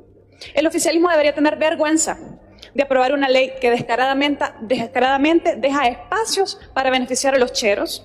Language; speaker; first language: Spanish; native; Spanish